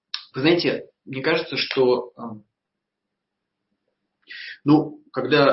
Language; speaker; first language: Russian; native; Russian